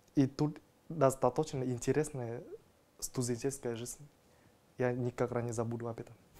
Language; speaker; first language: Russian; non-native, learner; Vietnamese